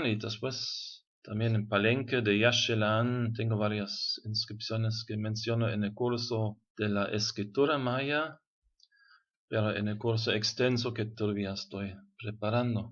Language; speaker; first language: Spanish; non-native, fluent; German